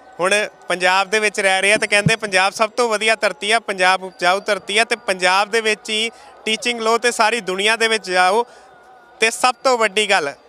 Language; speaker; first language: Punjabi; native; Punjabi